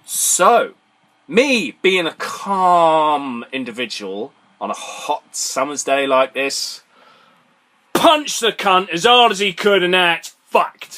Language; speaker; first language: English; native; English